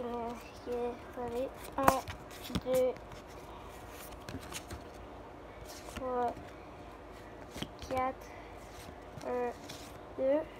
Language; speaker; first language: French; native; French